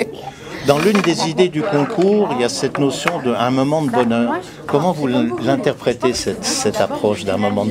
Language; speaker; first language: French; native; French